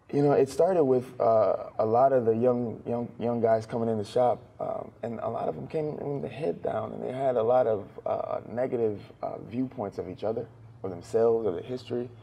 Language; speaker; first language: English; native; English